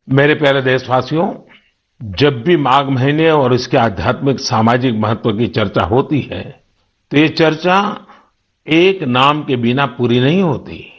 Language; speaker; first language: Hindi; non-native, local second language; Gujarati